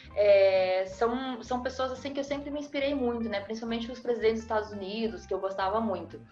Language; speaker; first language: Portuguese; native; Portuguese